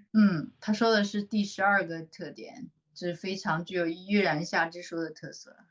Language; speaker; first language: Chinese; native; Chinese